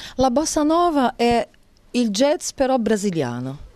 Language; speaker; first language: Italian; non-native, fluent; Portuguese